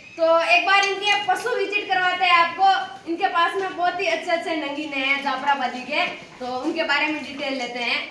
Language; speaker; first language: Hindi; native; Hindi